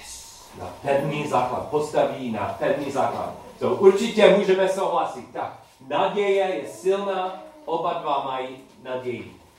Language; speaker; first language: Czech; non-native, learner; English